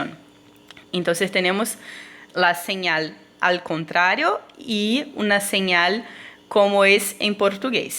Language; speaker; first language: Spanish; non-native, fluent; Portuguese